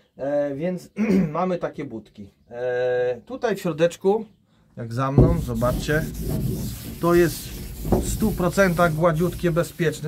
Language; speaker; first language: Polish; native; Polish